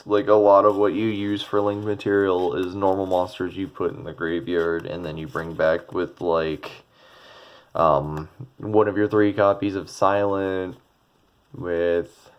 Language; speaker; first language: English; native; English